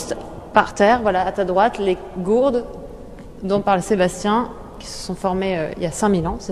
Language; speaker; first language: French; native; French